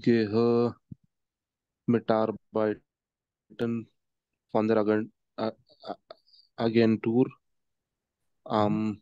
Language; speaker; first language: German; non-native, learner; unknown